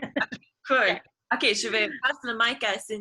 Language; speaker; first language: French; non-native, learner; English